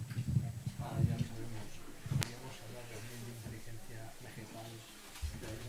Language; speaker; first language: Spanish; native; Spanish